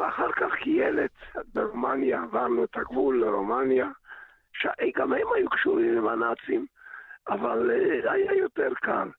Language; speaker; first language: Hebrew; early bilingual, other home language; Yiddish